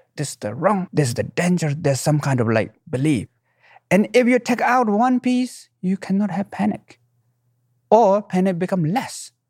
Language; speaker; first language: English; non-native, local second language; Tibetan